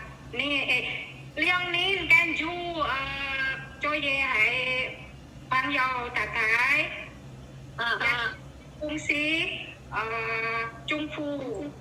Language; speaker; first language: Cantonese; non-native, learner; Indonesian